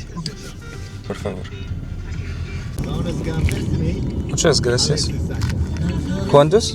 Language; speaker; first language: Spanish; non-native, learner; Arabic